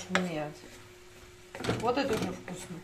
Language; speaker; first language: Russian; native; Russian